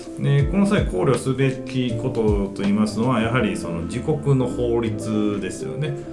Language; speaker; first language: Japanese; native; Japanese